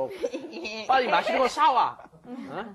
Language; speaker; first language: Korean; non-native, fluent; English